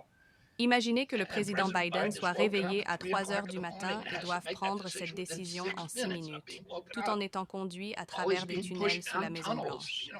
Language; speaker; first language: French; native; French